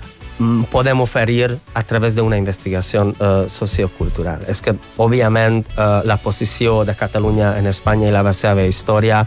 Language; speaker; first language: Catalan; non-native, fluent; Hungarian